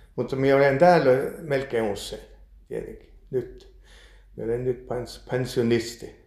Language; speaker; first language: Finnish; early bilingual, heritage; Finnish